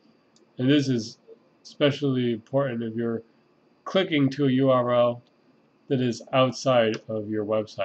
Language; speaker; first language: English; native; English